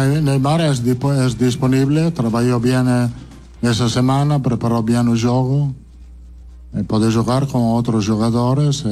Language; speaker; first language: Portuguese; non-native, fluent; Italian